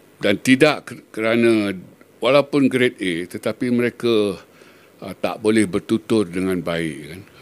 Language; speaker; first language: Malay; native; Malay